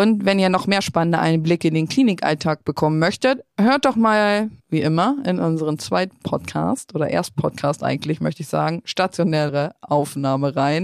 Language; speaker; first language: German; native; German